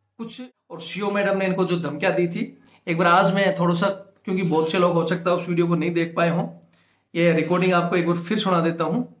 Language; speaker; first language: Hindi; native; Hindi